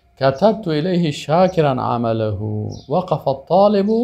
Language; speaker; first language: Arabic; non-native, fluent; Persian